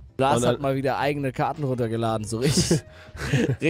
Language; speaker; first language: German; native; German